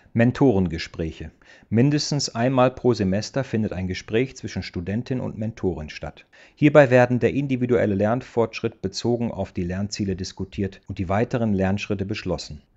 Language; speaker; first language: German; native; German